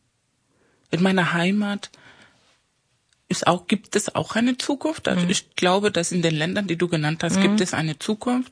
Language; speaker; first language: German; non-native, fluent; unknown